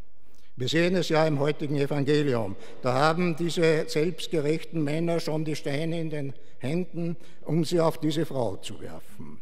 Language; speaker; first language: German; native; German